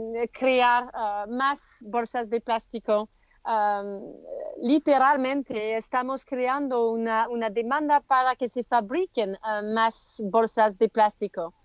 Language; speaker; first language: Spanish; non-native, learner; French